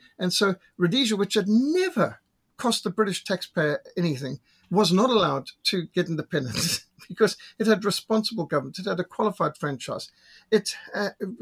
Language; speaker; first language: English; native; English